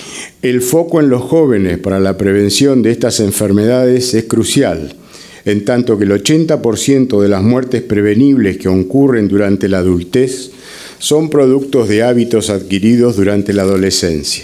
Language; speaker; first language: Spanish; native; Spanish